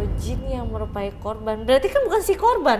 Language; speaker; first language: Indonesian; native; Indonesian